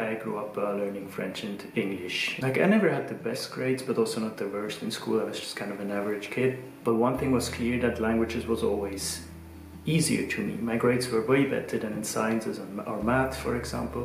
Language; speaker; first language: English; non-native, fluent; Swiss German